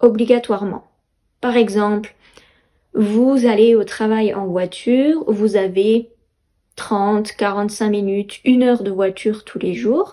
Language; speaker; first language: French; native; French